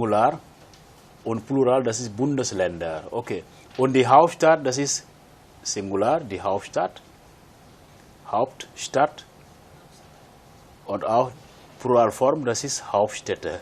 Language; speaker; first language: German; non-native, fluent; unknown